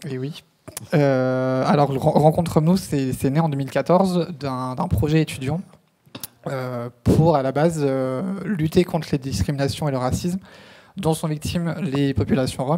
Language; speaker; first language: French; native; French